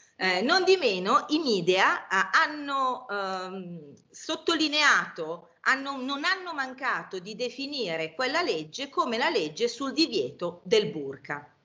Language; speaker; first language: Italian; native; Italian